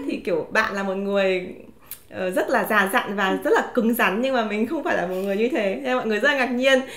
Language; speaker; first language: Vietnamese; native; Vietnamese